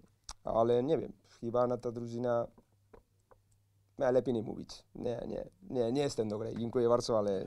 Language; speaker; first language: Polish; non-native, learner; Spanish